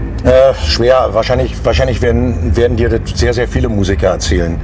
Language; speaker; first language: German; native; German